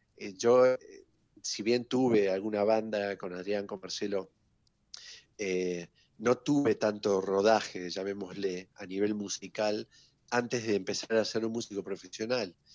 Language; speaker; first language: Spanish; native; Spanish